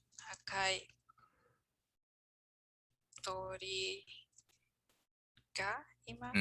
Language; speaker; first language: Japanese; non-native, learner; English